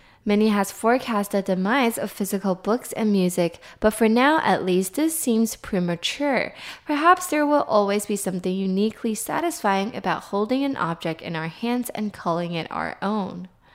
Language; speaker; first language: English; non-native, fluent; Chinese